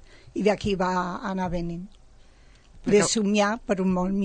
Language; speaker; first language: Catalan; non-native, local second language; Spanish